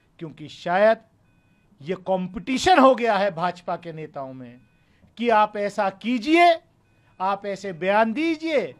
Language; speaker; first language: Hindi; native; Hindi